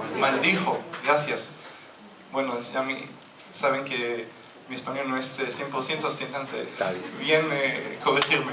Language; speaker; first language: Spanish; non-native, fluent; Hebrew